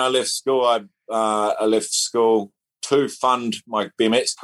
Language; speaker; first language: English; native; English